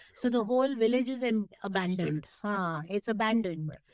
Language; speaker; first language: English; non-native, local second language; Hindi